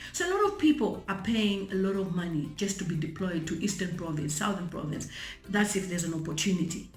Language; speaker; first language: English; non-native, local second language; Bemba